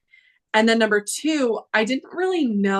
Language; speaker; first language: English; native; English